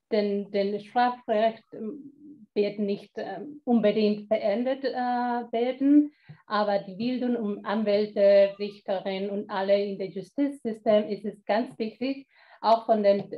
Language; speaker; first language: German; non-native, fluent; Spanish